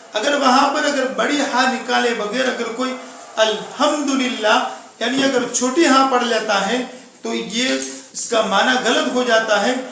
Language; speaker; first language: Urdu; non-native, local second language; Gujarati